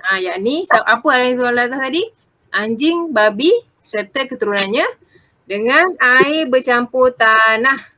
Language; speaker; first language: Malay; native; Malay